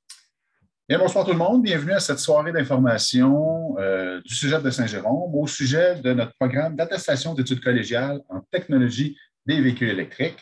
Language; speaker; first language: French; native; French